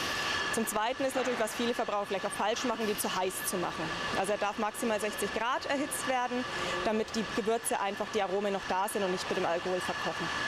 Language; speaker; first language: German; native; German